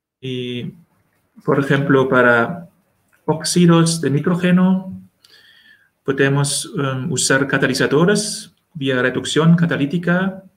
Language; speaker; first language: Spanish; non-native, learner; German